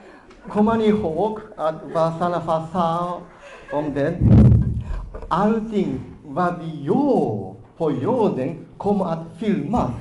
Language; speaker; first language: Swedish; non-native, fluent; Japanese